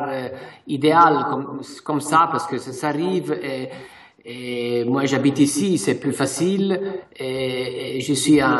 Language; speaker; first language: French; non-native, fluent; Italian